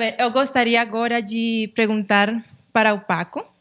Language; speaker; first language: Portuguese; non-native, learner; Spanish